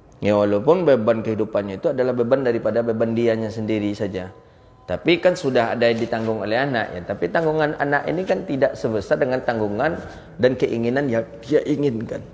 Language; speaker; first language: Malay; non-native, local second language; Minangkabau